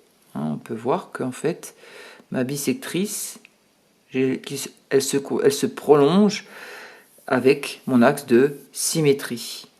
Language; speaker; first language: French; native; French